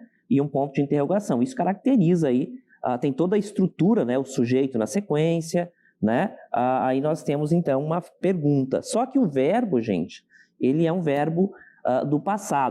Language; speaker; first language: Portuguese; native; Portuguese